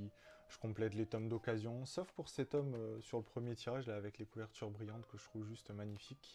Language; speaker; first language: French; native; French